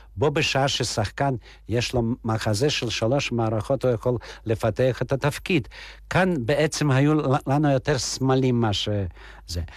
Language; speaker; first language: Hebrew; non-native, fluent; Russian